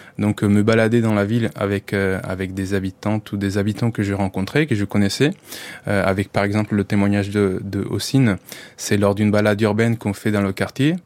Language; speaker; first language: French; non-native, fluent; Spanish